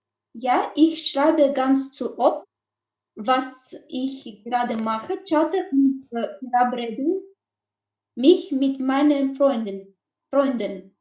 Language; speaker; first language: German; non-native, learner; Macedonian